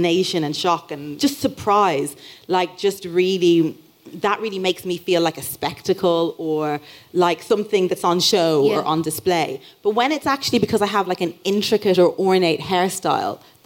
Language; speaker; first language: English; native; English